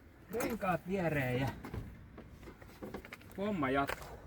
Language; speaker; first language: Finnish; native; Finnish